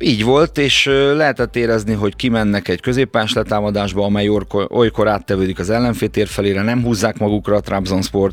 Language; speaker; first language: Hungarian; native; Hungarian